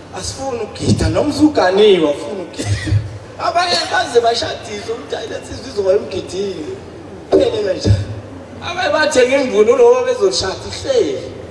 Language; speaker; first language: Zulu; native; Zulu